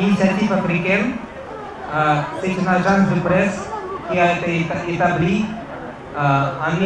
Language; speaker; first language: French; non-native, fluent; Russian